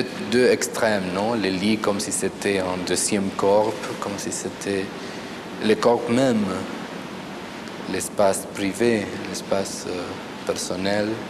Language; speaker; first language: French; non-native, fluent; Spanish